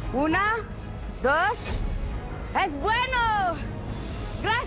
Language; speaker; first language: Spanish; non-native, learner; French